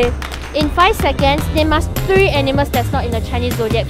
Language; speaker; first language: English; native; English